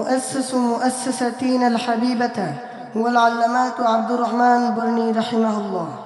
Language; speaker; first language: Arabic; non-native, learner; Bangla